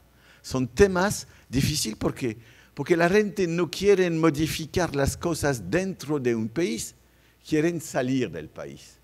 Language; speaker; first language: Spanish; non-native, fluent; French